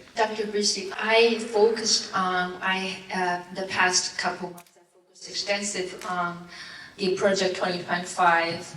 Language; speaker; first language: English; non-native, fluent; Chinese